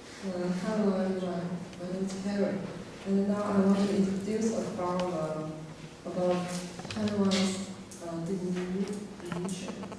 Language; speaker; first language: English; non-native, learner; Chinese